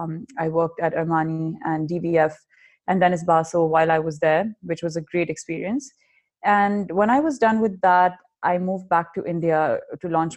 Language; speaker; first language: English; non-native, local second language; Hindi